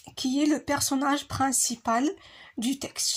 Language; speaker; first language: French; non-native, local second language; Arabic